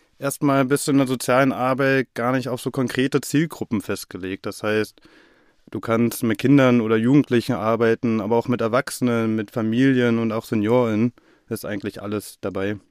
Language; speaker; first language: German; native; German